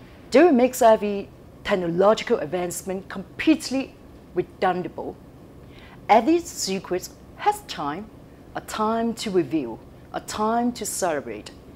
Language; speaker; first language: English; non-native, local second language; Cantonese